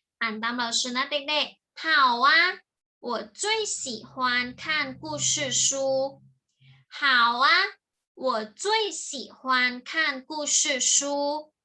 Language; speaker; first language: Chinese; non-native, fluent; Thai